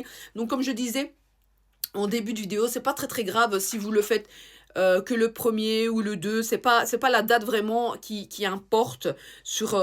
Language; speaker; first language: French; native; French